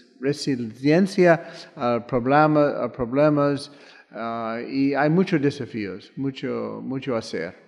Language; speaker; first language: Spanish; non-native, fluent; English